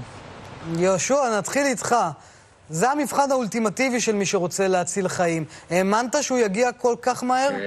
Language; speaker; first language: Hebrew; native; Hebrew